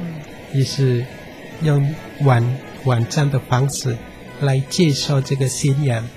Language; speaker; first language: Chinese; non-native, fluent; Indonesian